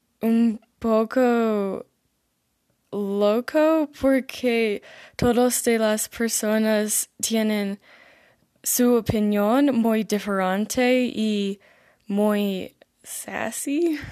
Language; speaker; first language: Spanish; non-native, learner; English